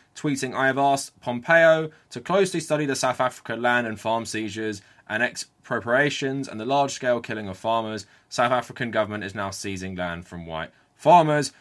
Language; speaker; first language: English; native; English